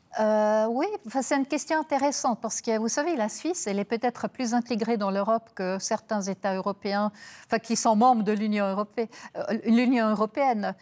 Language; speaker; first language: French; non-native, local second language; German